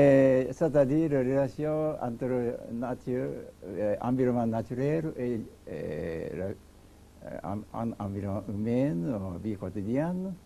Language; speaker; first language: French; non-native, learner; Japanese